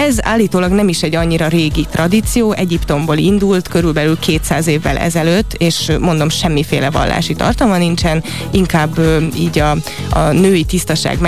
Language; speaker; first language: Hungarian; native; Hungarian